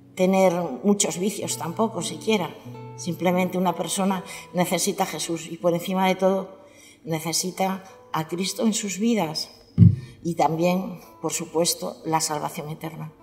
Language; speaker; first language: Spanish; native; Spanish